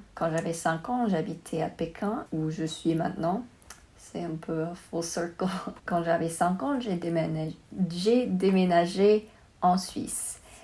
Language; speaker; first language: French; non-native, learner; Chinese